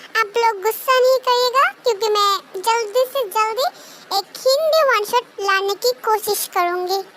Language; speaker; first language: Hindi; non-native, fluent; Bangla